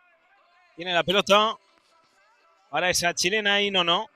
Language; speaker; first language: Spanish; native; Spanish